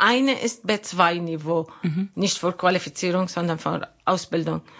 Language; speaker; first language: German; non-native, learner; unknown